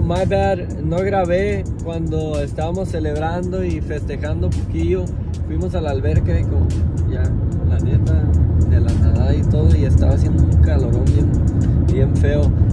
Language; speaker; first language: Spanish; early bilingual, heritage; Spanish